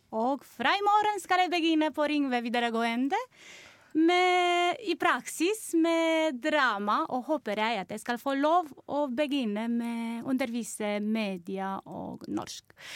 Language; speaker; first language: Norwegian; non-native, learner; Romanian